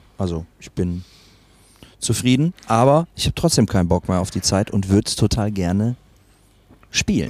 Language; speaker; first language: German; native; German